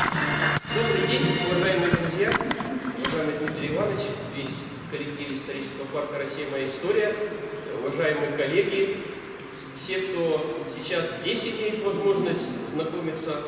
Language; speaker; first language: Russian; native; Russian